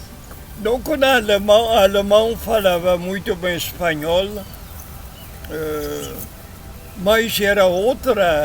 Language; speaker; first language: Portuguese; non-native, learner; Spanish